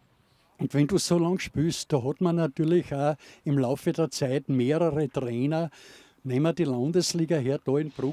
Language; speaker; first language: German; native; German